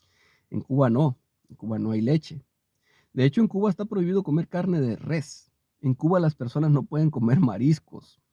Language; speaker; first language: Spanish; native; Spanish